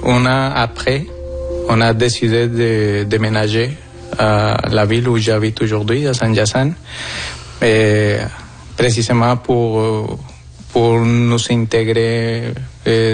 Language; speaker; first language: French; non-native, fluent; Spanish